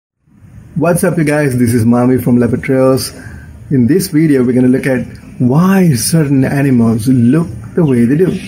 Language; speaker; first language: English; non-native, local second language; Sinhala